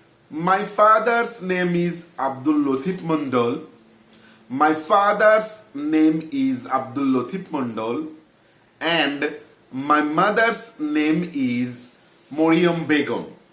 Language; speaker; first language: English; non-native, local second language; Bangla